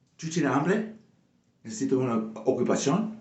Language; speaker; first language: Spanish; non-native, local second language; English